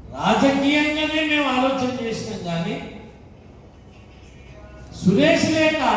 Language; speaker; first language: Telugu; native; Telugu